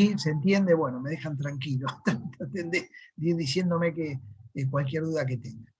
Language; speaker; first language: Spanish; native; Spanish